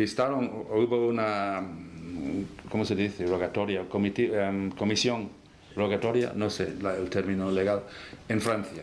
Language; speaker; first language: Spanish; non-native, fluent; English